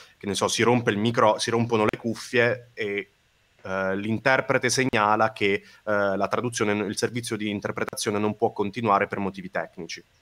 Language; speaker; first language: Italian; non-native, local second language; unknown